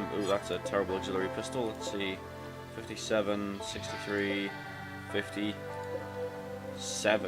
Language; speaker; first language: English; native; English